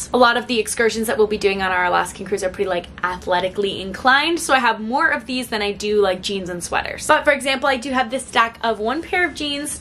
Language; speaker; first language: English; native; English